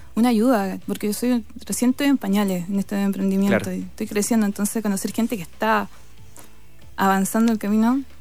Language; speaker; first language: Spanish; native; Spanish